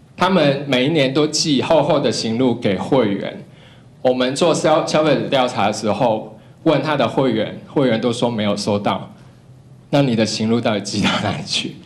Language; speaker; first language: Chinese; non-native, local second language; Cantonese